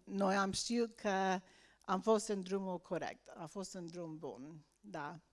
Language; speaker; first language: Romanian; non-native, learner; English